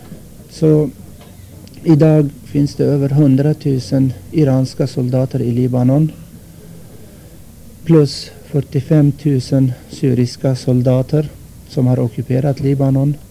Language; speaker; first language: Swedish; non-native, fluent; Armenian